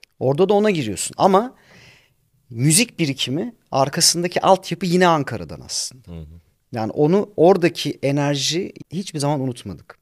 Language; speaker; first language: Turkish; native; Turkish